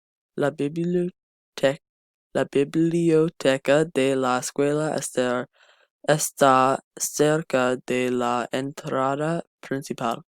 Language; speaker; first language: Spanish; non-native, learner; English